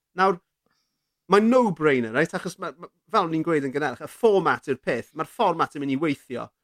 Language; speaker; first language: Welsh; native; Welsh